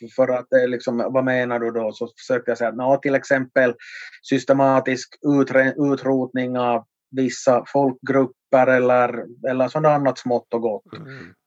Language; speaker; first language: Swedish; native; Swedish